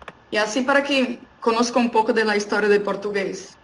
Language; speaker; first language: Spanish; non-native, fluent; Portuguese